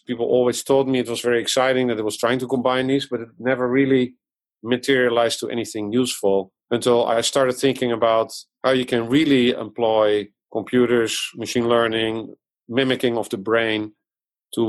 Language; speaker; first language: English; non-native, fluent; Dutch